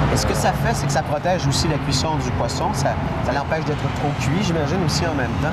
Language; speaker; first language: French; native; French